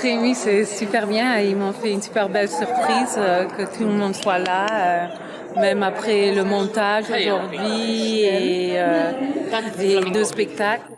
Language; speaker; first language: French; non-native, fluent; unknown